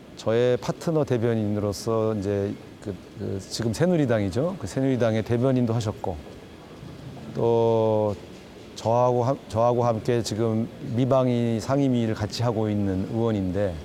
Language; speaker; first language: Korean; native; Korean